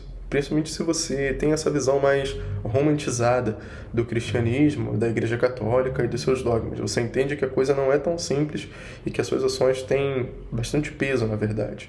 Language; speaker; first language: Portuguese; native; Portuguese